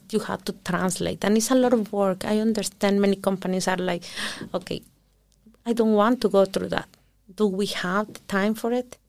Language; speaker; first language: English; early bilingual, other home language; Spanish